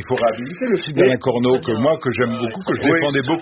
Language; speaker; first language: French; native; French